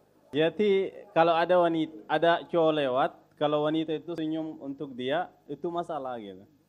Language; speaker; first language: Indonesian; non-native, fluent; Arabic